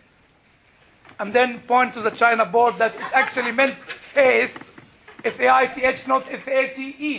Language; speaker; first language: English; non-native, fluent; Arabic